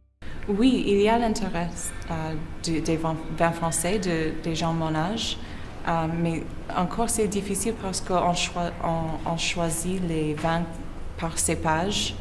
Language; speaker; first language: French; non-native, learner; English